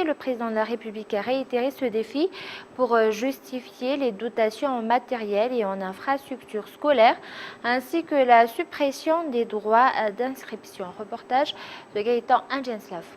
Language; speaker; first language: French; non-native, local second language; Malagasy